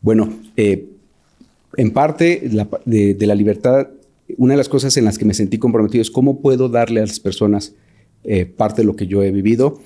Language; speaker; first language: Spanish; native; Spanish